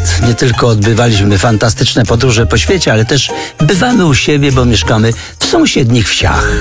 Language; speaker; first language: Polish; native; Polish